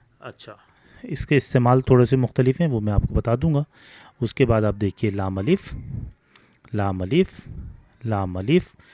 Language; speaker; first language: Urdu; native; Urdu